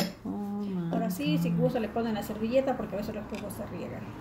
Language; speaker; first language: Spanish; native; Spanish